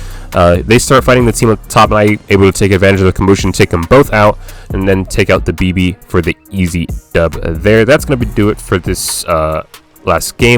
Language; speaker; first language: English; native; English